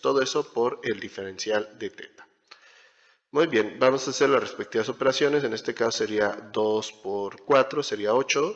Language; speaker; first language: Spanish; native; Spanish